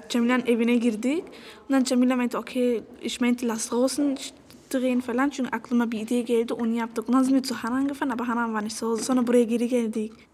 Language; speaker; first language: German; early bilingual, other home language; Turkish